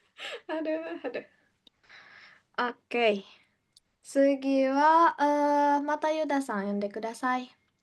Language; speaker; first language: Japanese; non-native, fluent; Indonesian